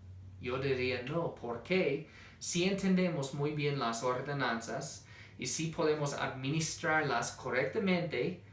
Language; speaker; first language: Spanish; non-native, fluent; English